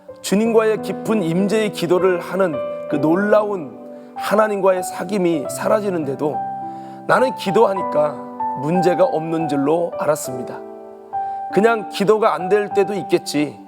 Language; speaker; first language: Korean; native; Korean